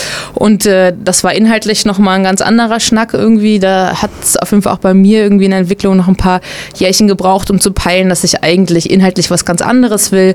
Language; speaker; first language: German; native; German